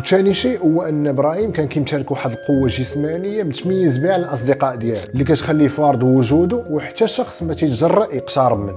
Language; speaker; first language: Arabic; native; Arabic